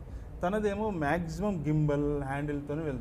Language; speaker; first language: Telugu; native; Telugu